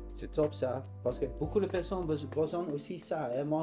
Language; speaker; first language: French; non-native, learner; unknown